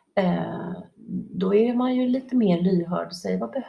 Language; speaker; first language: Swedish; native; Swedish